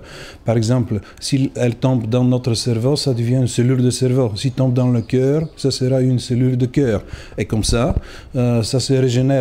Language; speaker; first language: French; non-native, fluent; Bulgarian